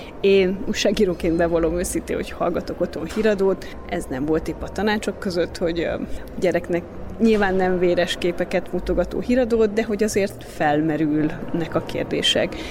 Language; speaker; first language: Hungarian; native; Hungarian